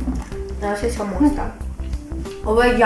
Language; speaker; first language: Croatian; early bilingual, heritage; English